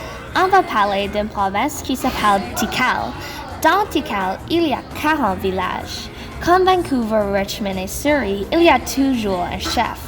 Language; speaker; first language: French; non-native, local second language; English